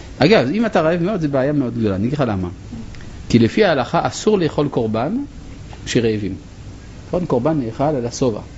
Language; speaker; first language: Hebrew; non-native, fluent; French